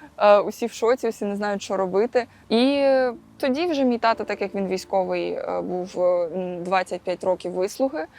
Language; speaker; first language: Ukrainian; non-native, local second language; Russian